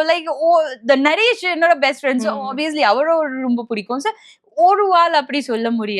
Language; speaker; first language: Tamil; non-native, local second language; Bangla